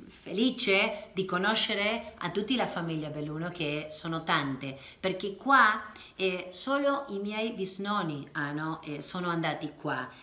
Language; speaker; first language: Italian; non-native, learner; Spanish